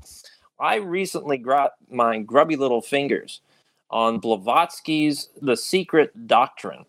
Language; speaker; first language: English; native; English